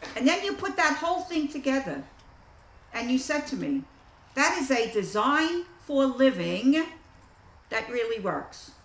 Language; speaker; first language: English; native; English